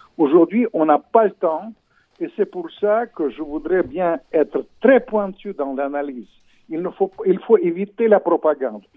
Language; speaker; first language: French; non-native, fluent; Russian